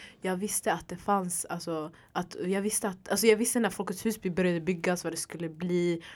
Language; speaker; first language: Swedish; early bilingual, other home language; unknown